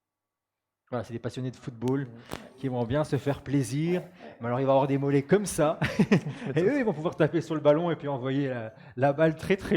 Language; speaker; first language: French; native; French